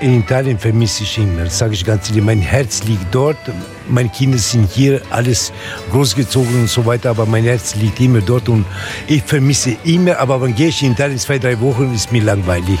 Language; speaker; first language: German; non-native, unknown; Italian